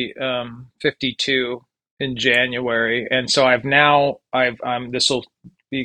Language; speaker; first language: English; native; English